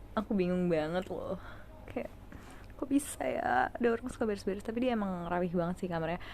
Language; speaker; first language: Indonesian; native; Indonesian